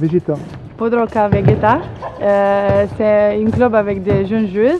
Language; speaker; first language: French; non-native, fluent; Slovenian